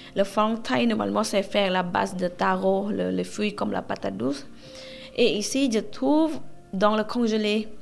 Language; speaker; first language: French; non-native, learner; Thai